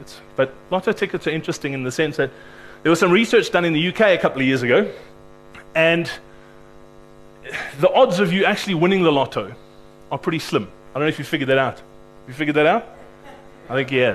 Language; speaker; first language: English; native; English